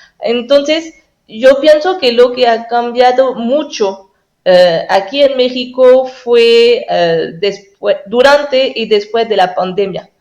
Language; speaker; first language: Spanish; non-native, fluent; French